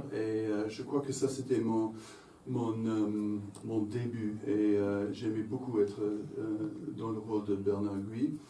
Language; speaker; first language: French; non-native, fluent; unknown